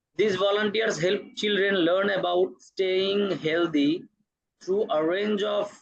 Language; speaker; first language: English; non-native, local second language; Bangla